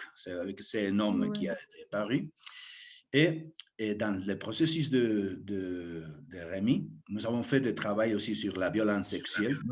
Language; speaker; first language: French; non-native, fluent; Spanish